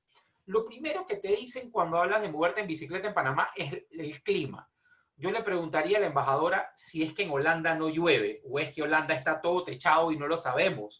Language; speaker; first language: Spanish; native; Spanish